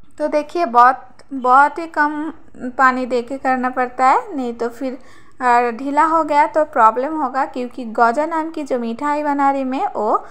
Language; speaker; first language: Hindi; non-native, local second language; Bangla